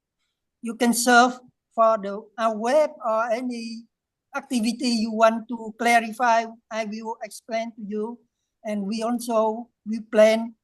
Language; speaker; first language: English; non-native, learner; Vietnamese